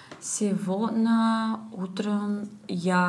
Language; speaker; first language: Russian; non-native, learner; English